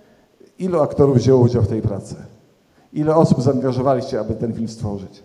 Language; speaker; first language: Polish; native; Polish